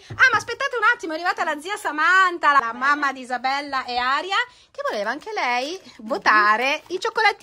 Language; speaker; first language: Italian; native; Italian